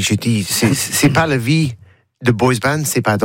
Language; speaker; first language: French; non-native, learner; English